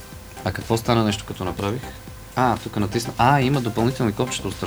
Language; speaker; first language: Bulgarian; native; Bulgarian